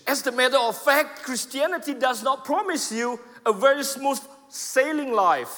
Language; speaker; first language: English; non-native, fluent; Indonesian